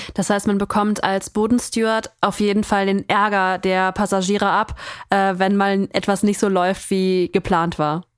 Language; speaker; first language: German; native; German